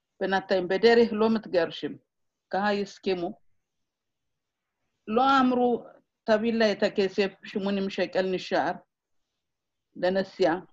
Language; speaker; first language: Hebrew; non-native, fluent; Amharic